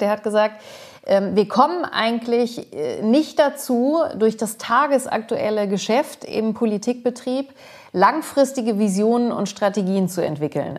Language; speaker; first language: German; early bilingual, other home language; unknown